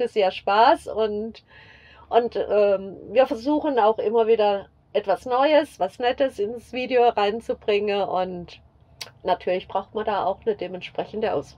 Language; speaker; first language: German; native; German